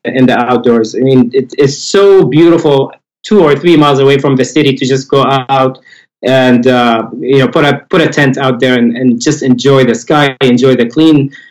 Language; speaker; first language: English; non-native, fluent; Arabic